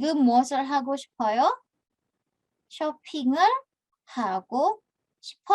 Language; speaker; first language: Korean; non-native, fluent; Indonesian